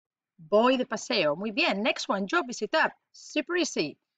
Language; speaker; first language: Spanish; non-native, fluent; English